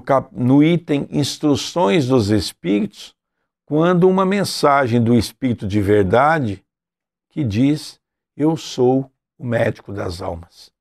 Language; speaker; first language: Portuguese; native; Portuguese